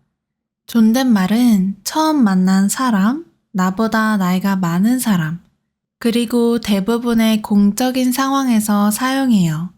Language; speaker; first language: Korean; native; Korean